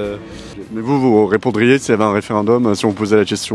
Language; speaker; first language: French; native; French